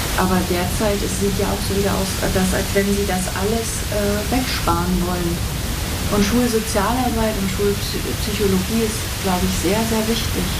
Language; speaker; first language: German; native; German